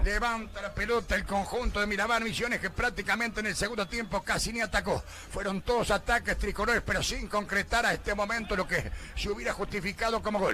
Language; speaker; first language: Spanish; native; Spanish